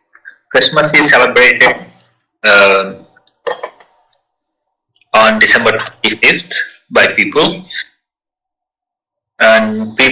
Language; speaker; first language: English; non-native, learner; Telugu